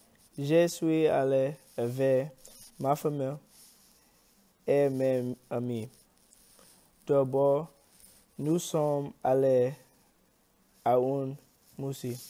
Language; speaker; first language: French; non-native, learner; English